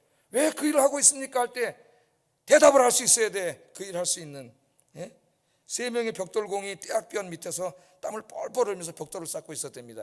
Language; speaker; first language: Korean; native; Korean